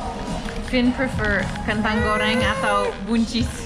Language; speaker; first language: Indonesian; non-native, learner; English